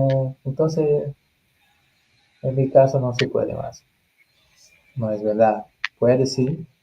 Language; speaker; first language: Spanish; non-native, learner; Portuguese